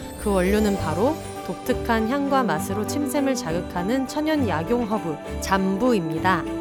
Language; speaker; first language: Korean; native; Korean